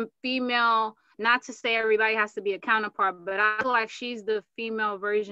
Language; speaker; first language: English; native; English